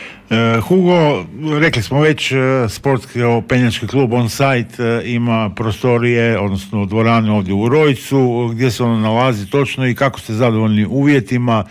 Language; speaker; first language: Croatian; native; Croatian